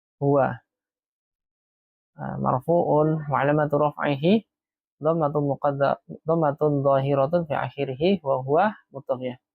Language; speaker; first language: Arabic; non-native, fluent; Indonesian